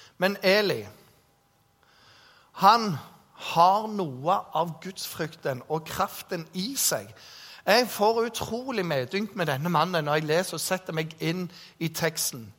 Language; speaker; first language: Norwegian; native; Norwegian